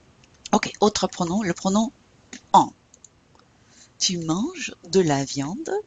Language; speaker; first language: French; non-native, fluent; English